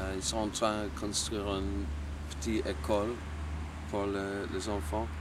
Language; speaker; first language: French; non-native, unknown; English